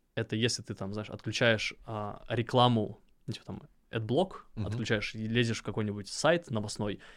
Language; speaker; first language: Russian; native; Russian